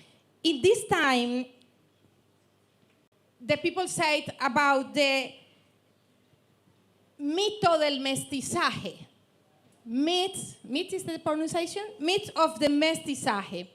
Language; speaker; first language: English; non-native, learner; Spanish